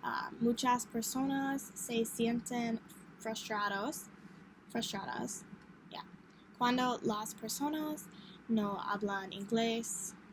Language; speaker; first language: Spanish; non-native, learner; English